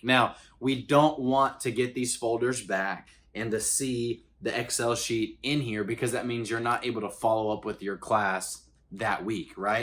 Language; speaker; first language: English; native; English